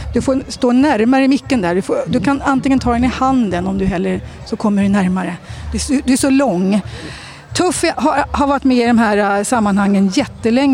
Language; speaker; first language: Swedish; native; Swedish